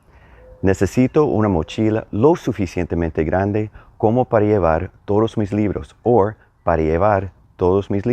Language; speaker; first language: Spanish; non-native, fluent; English